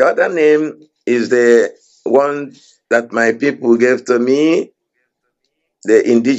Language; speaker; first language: English; non-native, local second language; Igbo